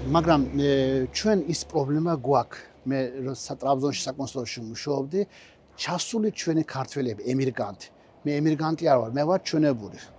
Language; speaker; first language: Georgian; early bilingual, heritage; Georgian